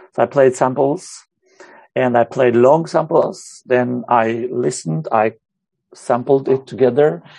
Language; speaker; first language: English; non-native, fluent; Romanian